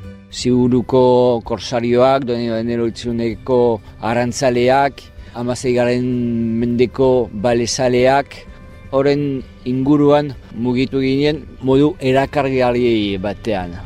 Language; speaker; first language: Basque; non-native, fluent; French